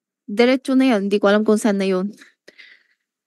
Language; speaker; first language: Filipino; non-native, learner; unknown